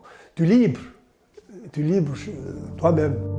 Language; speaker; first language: French; non-native, learner; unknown